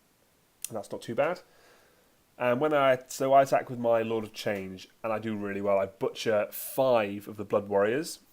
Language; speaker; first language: English; native; English